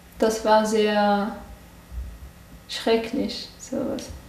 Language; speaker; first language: German; non-native, learner; Arabic